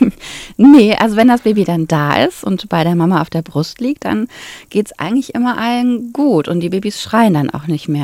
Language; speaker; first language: German; native; German